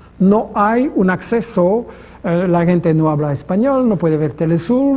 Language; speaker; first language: Spanish; non-native, fluent; French